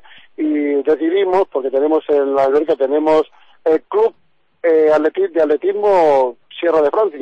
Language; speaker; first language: Spanish; native; Spanish